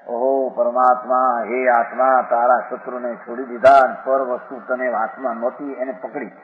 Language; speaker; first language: Hindi; non-native, local second language; Gujarati